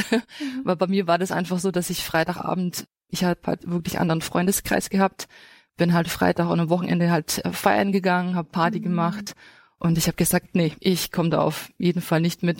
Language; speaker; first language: German; native; German